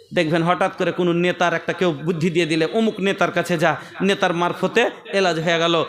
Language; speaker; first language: Bangla; non-native, local second language; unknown